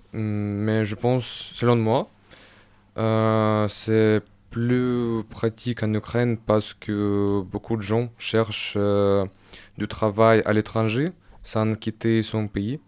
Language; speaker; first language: French; non-native, fluent; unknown